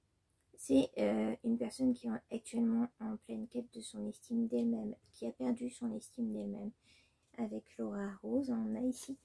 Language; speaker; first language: French; native; French